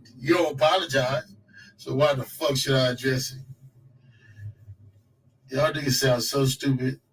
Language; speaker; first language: English; native; English